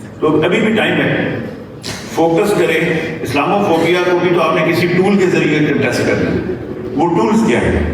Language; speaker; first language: Urdu; non-native, local second language; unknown